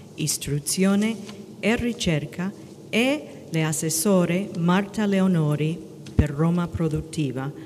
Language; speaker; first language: Italian; non-native, fluent; English